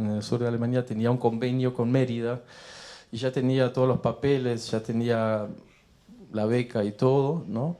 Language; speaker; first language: Spanish; non-native, fluent; German